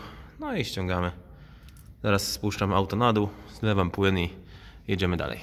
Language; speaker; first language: Polish; native; Polish